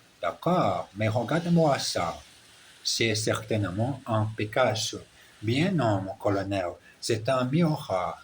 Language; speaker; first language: French; non-native, learner; Portuguese